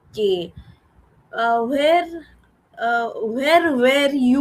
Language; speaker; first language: English; non-native, learner; Odia